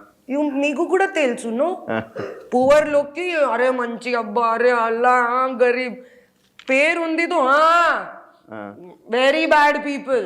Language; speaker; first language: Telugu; non-native, learner; Hindi